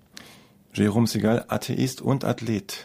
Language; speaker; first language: German; native; German